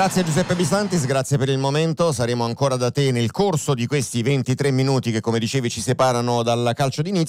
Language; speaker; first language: Italian; native; Italian